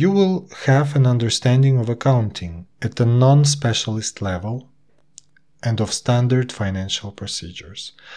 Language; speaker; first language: English; non-native, fluent; Russian